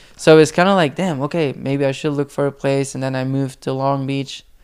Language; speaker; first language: English; non-native, fluent; Dutch